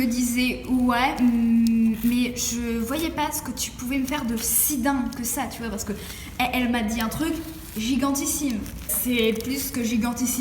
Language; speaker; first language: French; native; French